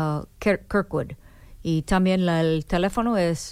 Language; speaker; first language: Spanish; non-native, learner; English